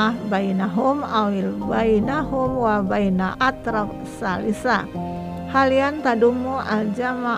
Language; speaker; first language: Arabic; non-native, fluent; Indonesian